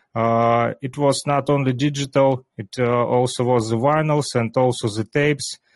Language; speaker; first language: English; non-native, learner; Ukrainian